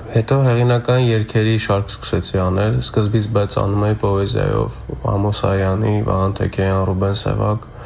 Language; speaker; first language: Armenian; native; Armenian